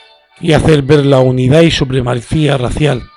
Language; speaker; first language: Spanish; native; Spanish